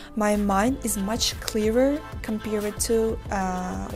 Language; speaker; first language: English; non-native, fluent; Uzbek